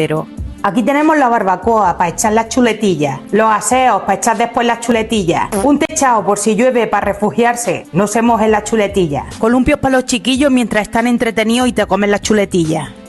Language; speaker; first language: Spanish; native; Spanish